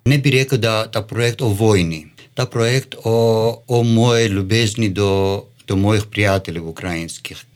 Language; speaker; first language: Slovenian; non-native, fluent; Armenian